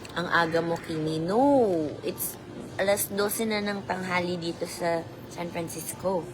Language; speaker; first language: Filipino; non-native, local second language; Cebuano